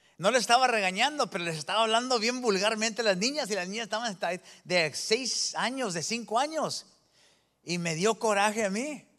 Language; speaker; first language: Spanish; early bilingual, heritage; Spanish